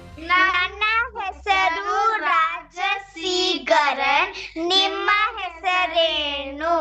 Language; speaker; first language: Kannada; non-native, learner; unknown